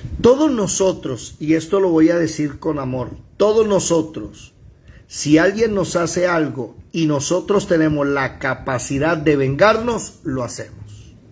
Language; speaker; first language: Spanish; native; Spanish